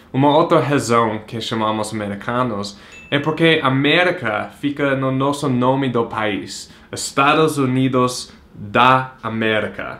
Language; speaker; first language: Portuguese; non-native, fluent; English